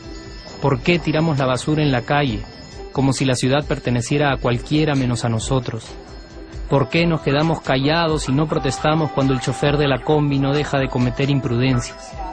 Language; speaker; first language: Spanish; native; Spanish